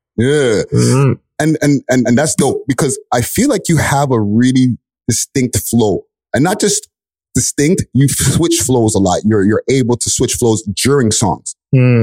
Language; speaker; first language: English; native; English